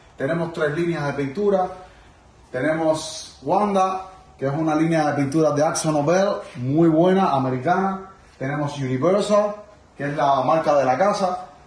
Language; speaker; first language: Spanish; native; Spanish